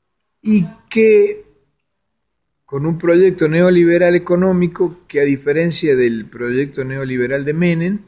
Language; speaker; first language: Spanish; native; Spanish